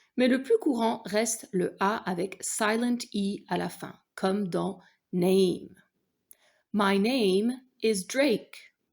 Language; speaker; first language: French; non-native, fluent; English